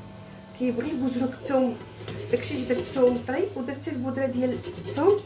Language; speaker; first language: Arabic; native; Arabic